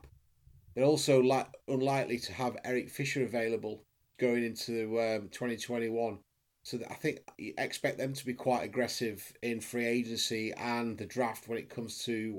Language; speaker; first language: English; native; English